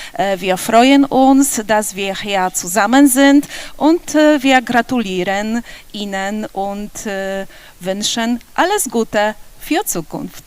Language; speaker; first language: German; non-native, learner; Polish